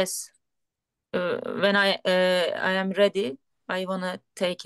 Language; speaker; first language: English; non-native, learner; Turkish